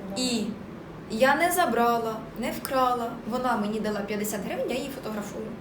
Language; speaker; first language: Ukrainian; native; Ukrainian